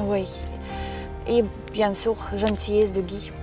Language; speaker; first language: French; non-native, learner; Russian